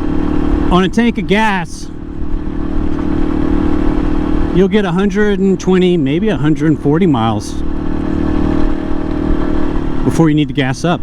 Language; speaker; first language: English; native; English